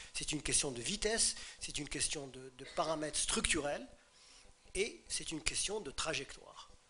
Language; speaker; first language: French; non-native, local second language; Arabic